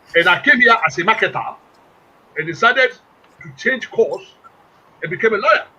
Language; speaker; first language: English; non-native, local second language; Yoruba